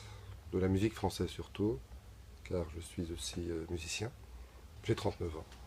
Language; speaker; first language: French; non-native, fluent; Bulgarian